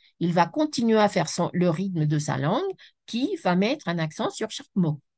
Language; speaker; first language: French; non-native, fluent; Spanish